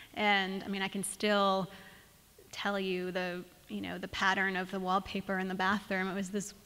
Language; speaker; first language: English; native; English